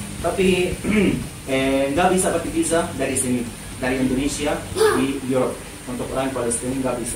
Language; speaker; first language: Indonesian; non-native, learner; Arabic